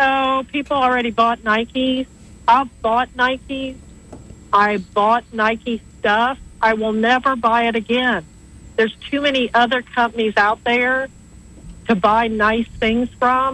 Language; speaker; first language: English; native; English